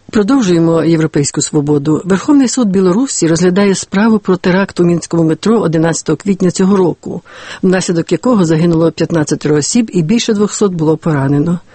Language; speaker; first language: Ukrainian; native; Ukrainian